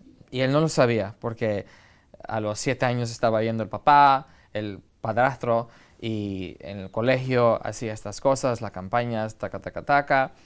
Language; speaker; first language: Spanish; early bilingual, heritage; Spanish